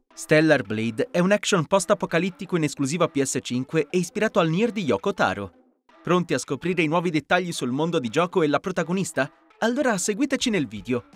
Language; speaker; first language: Italian; native; Italian